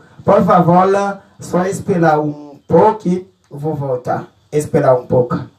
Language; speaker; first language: Portuguese; non-native, learner; Haitian Creole